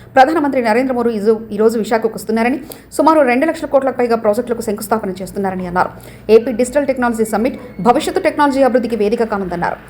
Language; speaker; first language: Telugu; native; Telugu